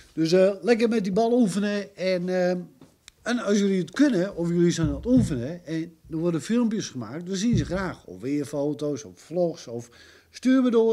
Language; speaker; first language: Dutch; native; Dutch